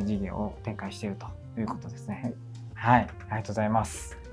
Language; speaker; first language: Japanese; native; Japanese